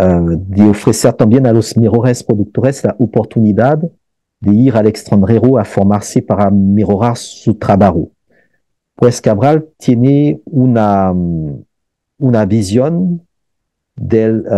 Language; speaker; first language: Spanish; non-native, fluent; French